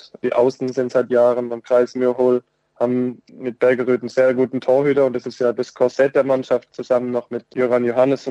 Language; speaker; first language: German; native; German